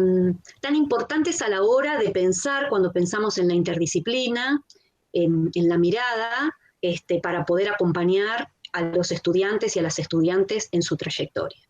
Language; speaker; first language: Spanish; native; Spanish